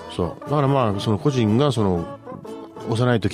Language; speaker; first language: Japanese; native; Japanese